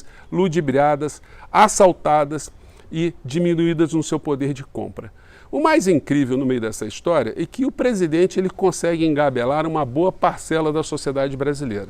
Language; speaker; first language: Portuguese; native; Portuguese